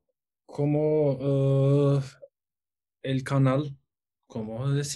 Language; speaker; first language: Spanish; non-native, learner; Turkish